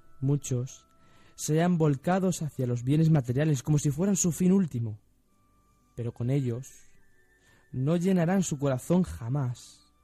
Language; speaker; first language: Spanish; native; Spanish